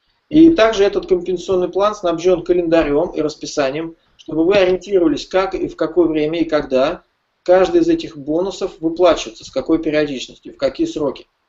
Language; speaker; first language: Russian; native; Russian